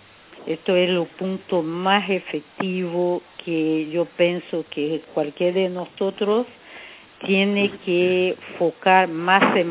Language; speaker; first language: Spanish; non-native, fluent; Portuguese